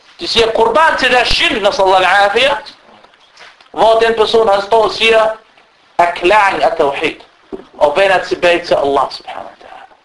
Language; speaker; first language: Danish; early bilingual, other home language; Arabic